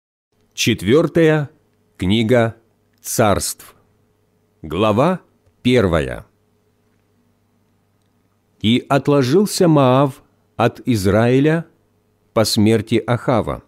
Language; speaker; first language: Russian; native; Russian